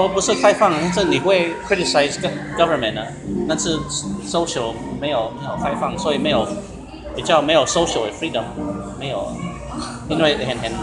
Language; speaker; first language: Chinese; non-native, learner; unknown